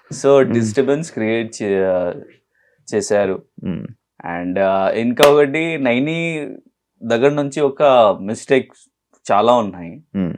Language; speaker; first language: Telugu; non-native, learner; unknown